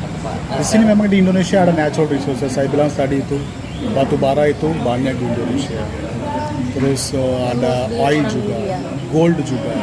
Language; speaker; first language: Indonesian; non-native, fluent; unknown